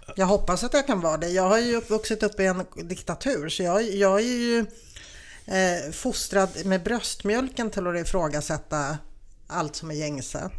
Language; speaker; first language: Swedish; early bilingual, other home language; Polish